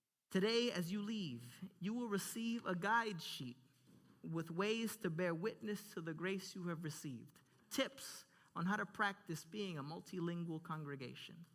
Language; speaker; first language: English; early bilingual, other home language; Spanish